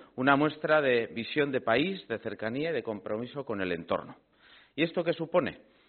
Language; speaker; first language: Spanish; native; Spanish